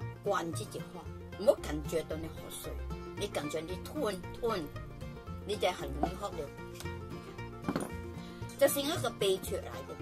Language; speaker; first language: Chinese; non-native, local second language; Cantonese